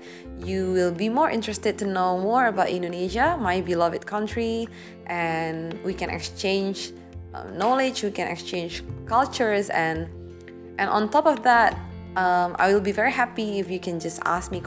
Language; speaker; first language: English; non-native, fluent; Indonesian